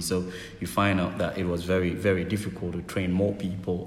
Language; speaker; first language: English; non-native, local second language; Akan